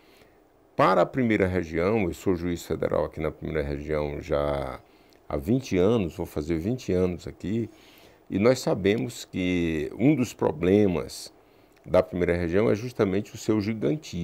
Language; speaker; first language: Portuguese; native; Portuguese